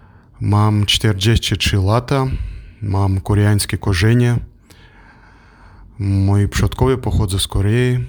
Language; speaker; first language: Polish; non-native, learner; German